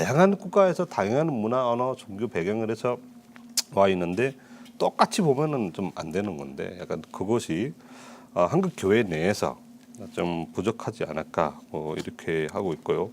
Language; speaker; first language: Korean; non-native, fluent; Nepali